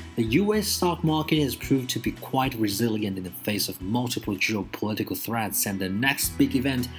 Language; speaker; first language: English; non-native, fluent; Chinese